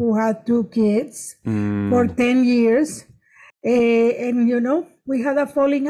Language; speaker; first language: English; non-native, fluent; Spanish